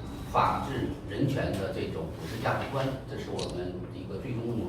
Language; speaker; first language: Chinese; native; Chinese